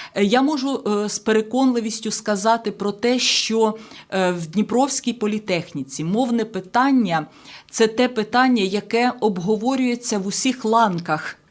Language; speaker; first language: Ukrainian; native; Ukrainian